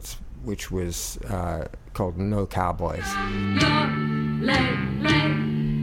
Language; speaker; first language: English; native; English